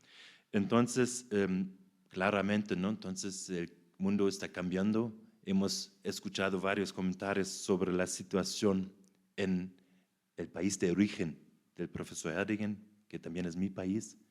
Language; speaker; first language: Spanish; non-native, fluent; German